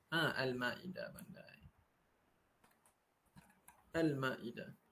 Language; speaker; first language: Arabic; non-native, fluent; Malay